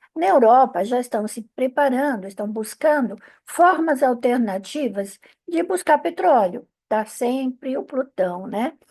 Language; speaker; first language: Portuguese; non-native, fluent; Italian